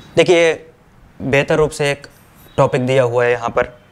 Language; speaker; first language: Hindi; native; Hindi